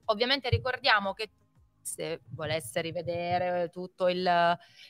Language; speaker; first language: Italian; native; Italian